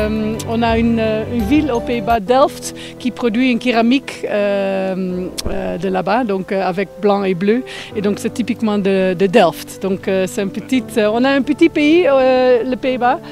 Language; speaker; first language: French; non-native, fluent; Dutch